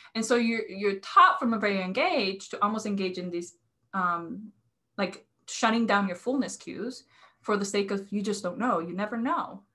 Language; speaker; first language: English; non-native, fluent; Spanish